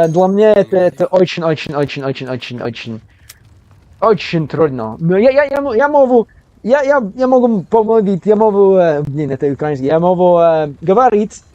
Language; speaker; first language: Russian; non-native, learner; English